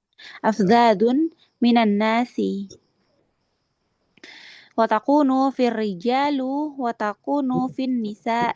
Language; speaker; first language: Arabic; non-native, learner; Indonesian